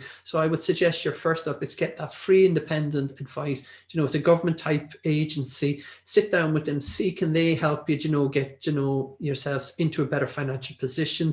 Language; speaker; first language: English; native; English